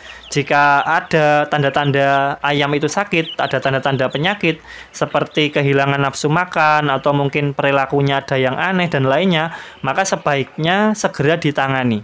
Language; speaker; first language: Indonesian; native; Indonesian